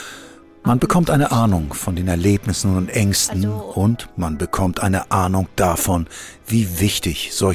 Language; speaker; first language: German; native; German